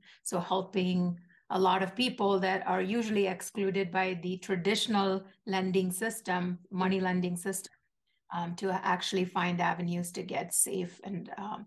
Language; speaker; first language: English; non-native, local second language; Malayalam